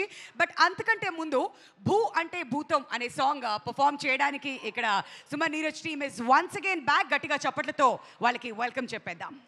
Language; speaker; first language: Telugu; native; Telugu